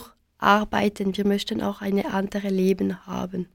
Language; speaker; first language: German; non-native, local second language; French